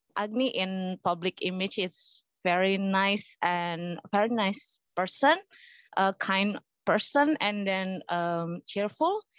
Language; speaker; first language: English; non-native, learner; Indonesian